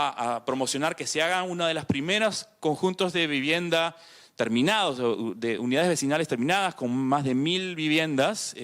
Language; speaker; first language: Spanish; native; Spanish